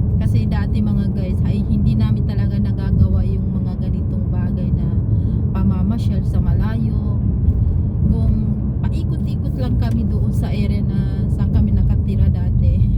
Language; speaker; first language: Filipino; non-native, local second language; Maguindanaon